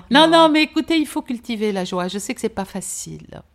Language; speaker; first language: French; native; French